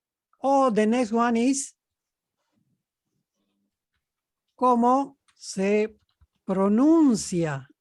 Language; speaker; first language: Spanish; non-native, fluent; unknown